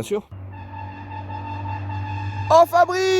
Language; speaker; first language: French; native; French